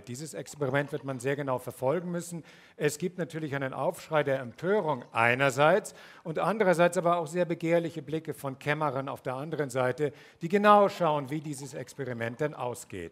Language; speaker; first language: German; native; German